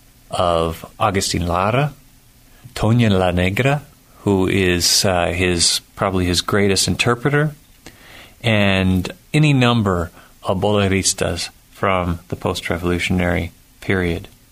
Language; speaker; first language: English; native; English